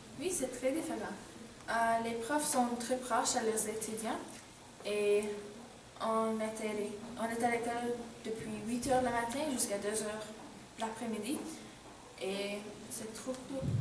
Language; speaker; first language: French; non-native, learner; English